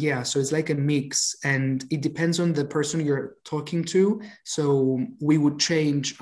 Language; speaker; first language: English; non-native, fluent; Greek